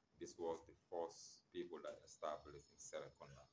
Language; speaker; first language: English; non-native, local second language; Wolof